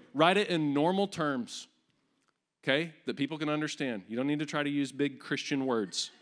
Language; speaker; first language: English; native; English